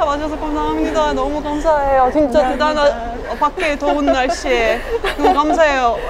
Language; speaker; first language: Korean; non-native, fluent; Estonian